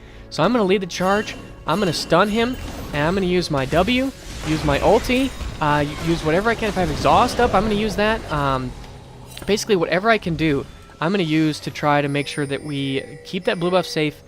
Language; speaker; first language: English; native; English